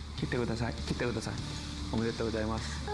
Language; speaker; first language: Japanese; non-native, learner; Korean